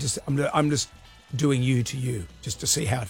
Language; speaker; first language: English; native; English